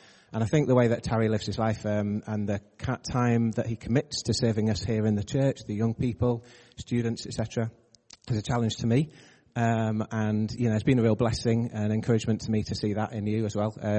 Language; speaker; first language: English; native; English